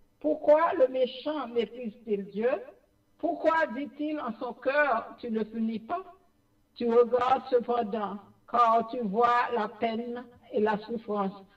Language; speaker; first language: French; non-native, local second language; Haitian Creole